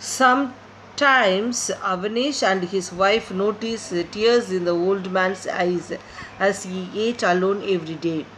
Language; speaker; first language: English; non-native, local second language; Tamil